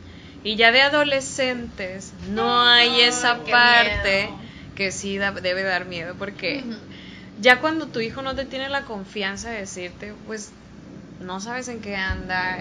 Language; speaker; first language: Spanish; native; Spanish